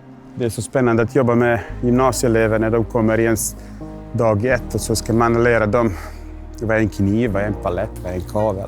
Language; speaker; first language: Swedish; non-native, fluent; Bosnian